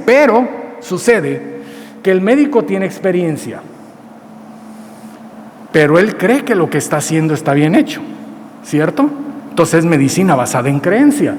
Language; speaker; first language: Spanish; native; Spanish